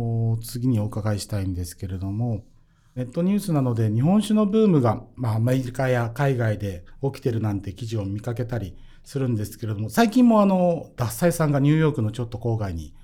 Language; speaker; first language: Japanese; native; Japanese